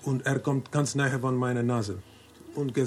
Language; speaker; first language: German; non-native, learner; Finnish